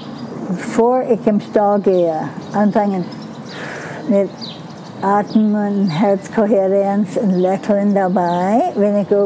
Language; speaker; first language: German; non-native, fluent; English